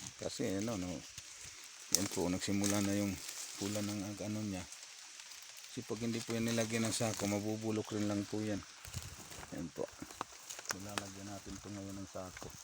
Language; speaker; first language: Filipino; non-native, local second language; Masbatenyo